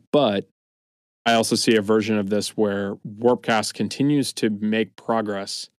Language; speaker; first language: English; native; English